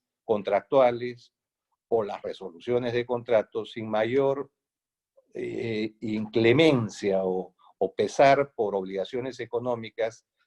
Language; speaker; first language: Spanish; native; Spanish